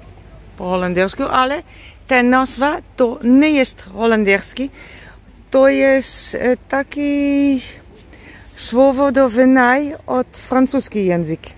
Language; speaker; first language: Polish; non-native, learner; Dutch